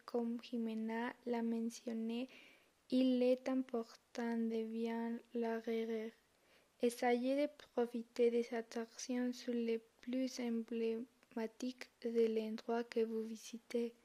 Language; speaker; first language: French; non-native, learner; Spanish